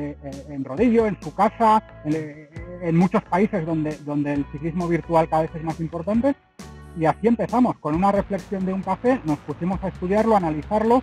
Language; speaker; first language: Spanish; native; Spanish